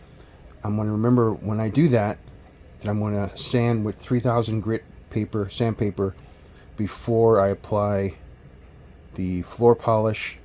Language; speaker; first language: English; native; English